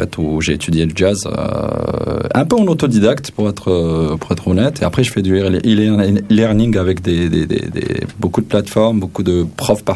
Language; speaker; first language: French; non-native, local second language; Arabic